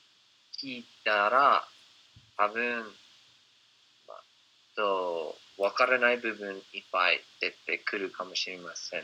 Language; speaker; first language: Japanese; non-native, fluent; English